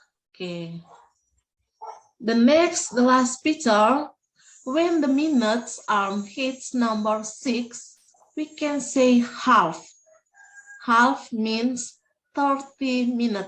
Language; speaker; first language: English; non-native, learner; Indonesian